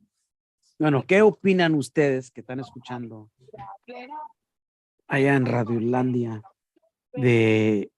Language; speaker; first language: Spanish; early bilingual, heritage; Spanish